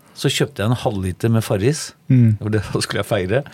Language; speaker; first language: Norwegian; native; Norwegian